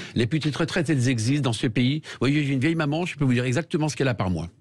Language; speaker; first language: French; native; French